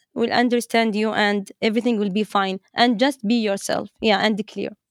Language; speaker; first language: English; non-native, fluent; Arabic